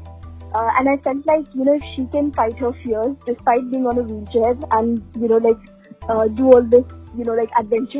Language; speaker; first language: English; non-native, local second language; Hindi